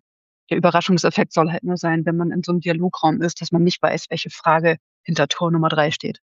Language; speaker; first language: German; native; German